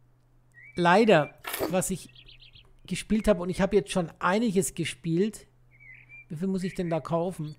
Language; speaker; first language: German; native; German